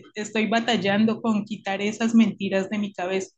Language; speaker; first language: Spanish; native; Spanish